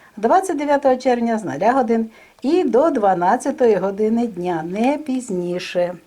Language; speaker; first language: Ukrainian; native; Ukrainian